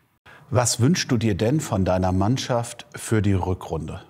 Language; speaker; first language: German; native; German